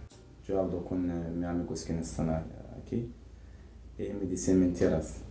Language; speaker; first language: Spanish; non-native, learner; Arabic